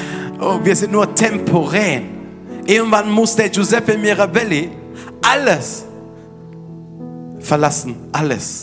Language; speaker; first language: German; non-native, fluent; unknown